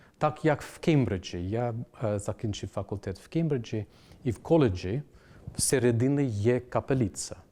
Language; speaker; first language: Ukrainian; non-native, fluent; English